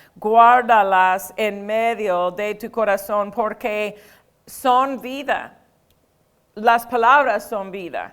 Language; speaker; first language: Spanish; non-native, fluent; English